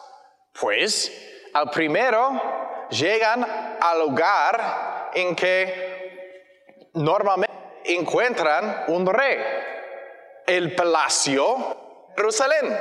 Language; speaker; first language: Spanish; non-native, learner; English